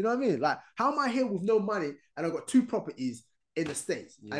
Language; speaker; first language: English; non-native, fluent; Arabic